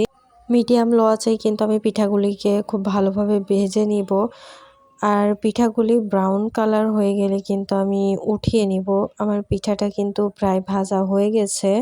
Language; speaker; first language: Bangla; native; Bangla